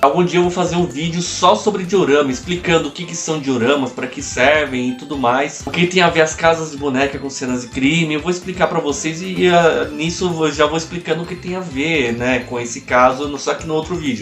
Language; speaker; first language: Portuguese; native; Portuguese